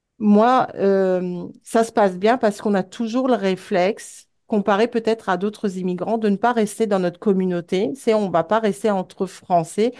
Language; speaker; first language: French; native; French